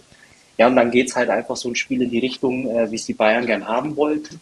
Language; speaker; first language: German; native; German